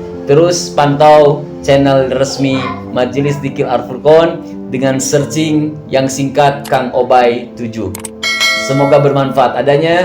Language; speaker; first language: Indonesian; native; Indonesian